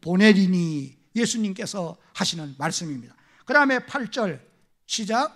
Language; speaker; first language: Korean; native; Korean